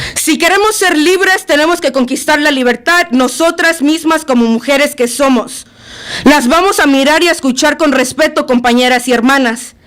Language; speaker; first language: Spanish; early bilingual, other home language; English